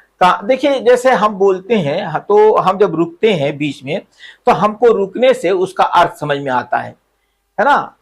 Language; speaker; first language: Hindi; native; Hindi